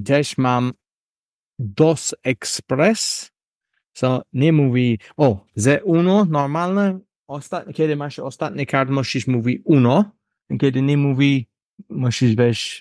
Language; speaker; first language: Polish; non-native, learner; English